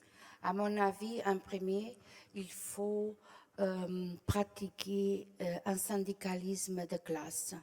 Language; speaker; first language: French; non-native, fluent; Portuguese